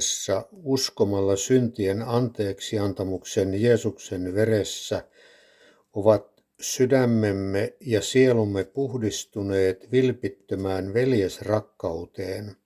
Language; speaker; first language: Finnish; native; Finnish